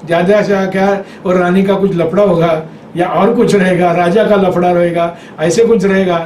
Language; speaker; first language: Hindi; non-native, local second language; Marathi